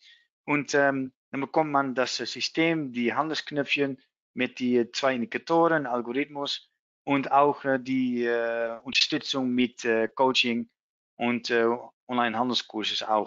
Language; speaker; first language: German; non-native, learner; Dutch